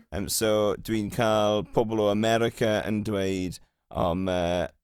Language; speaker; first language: English; native; English